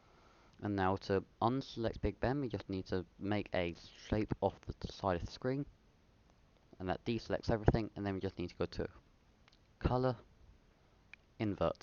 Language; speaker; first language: English; native; English